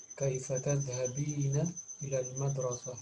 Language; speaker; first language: Arabic; non-native, fluent; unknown